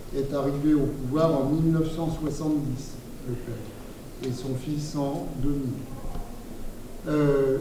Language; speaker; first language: French; native; French